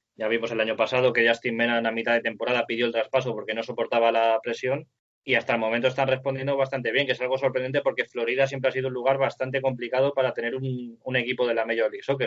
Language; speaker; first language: Spanish; native; Spanish